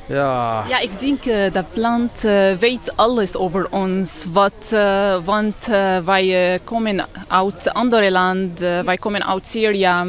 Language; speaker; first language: Dutch; non-native, learner; Arabic